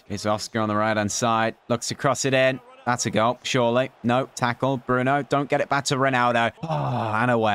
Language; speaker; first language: English; native; English